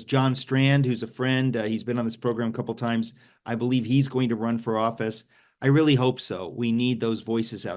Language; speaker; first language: English; native; English